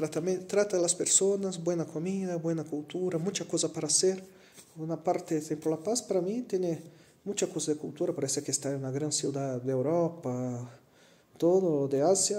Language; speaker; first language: Spanish; non-native, fluent; Portuguese